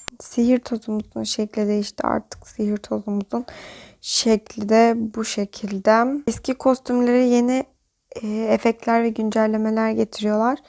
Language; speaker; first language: Turkish; native; Turkish